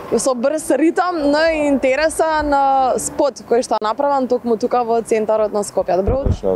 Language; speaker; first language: Macedonian; native; Macedonian